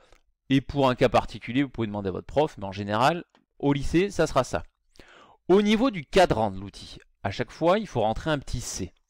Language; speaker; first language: French; native; French